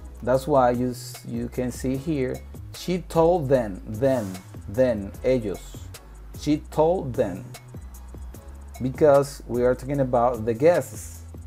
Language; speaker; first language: English; non-native, fluent; Spanish